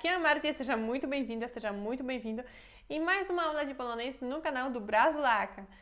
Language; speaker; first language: Portuguese; non-native, fluent; Polish